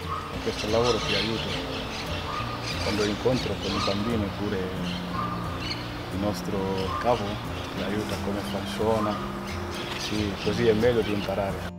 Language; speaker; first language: Italian; non-native, learner; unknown